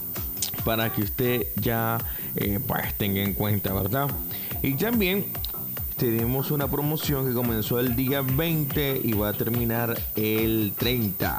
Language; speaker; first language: Spanish; native; Spanish